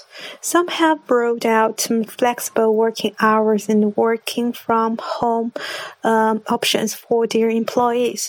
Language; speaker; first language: English; non-native, fluent; Chinese